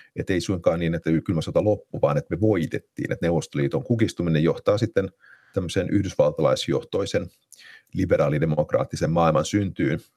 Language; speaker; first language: Finnish; native; Finnish